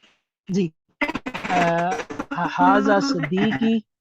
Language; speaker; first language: Arabic; non-native, learner; Urdu